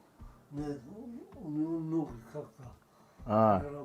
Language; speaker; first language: Russian; non-native, local second language; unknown